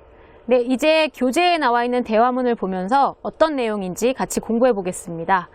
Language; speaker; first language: Korean; native; Korean